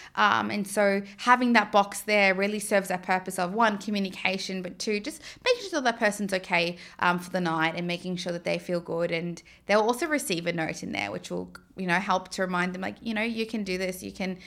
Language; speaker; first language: English; native; English